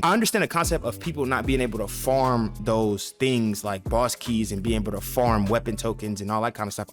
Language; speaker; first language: English; native; English